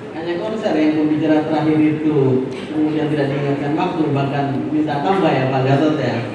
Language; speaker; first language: Indonesian; non-native, local second language; Madurese